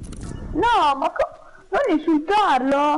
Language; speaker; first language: Italian; native; Italian